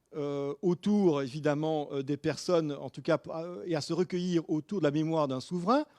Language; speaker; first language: French; native; French